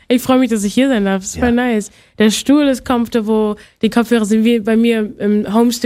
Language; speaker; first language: German; native; German